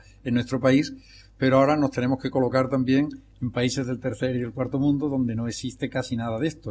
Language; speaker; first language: Spanish; native; Spanish